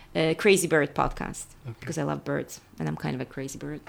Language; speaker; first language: English; non-native, fluent; Polish